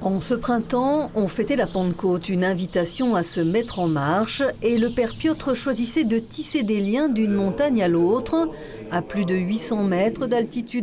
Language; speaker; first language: French; native; French